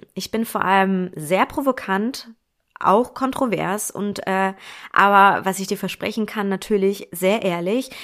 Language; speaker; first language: German; native; German